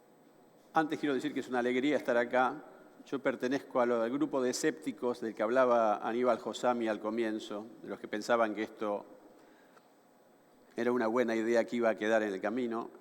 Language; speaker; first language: Spanish; native; Spanish